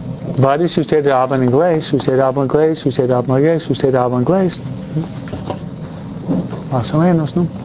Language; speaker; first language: Spanish; non-native, fluent; English